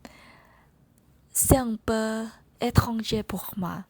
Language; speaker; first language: French; non-native, learner; Vietnamese